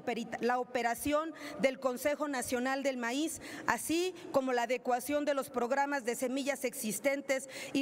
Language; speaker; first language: Spanish; native; Spanish